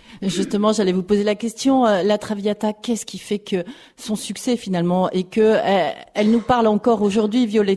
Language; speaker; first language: French; native; French